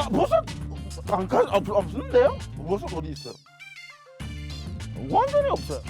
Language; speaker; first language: Korean; non-native, learner; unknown